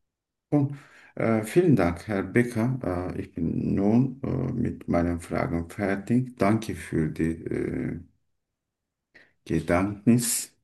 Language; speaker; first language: German; non-native, learner; Turkish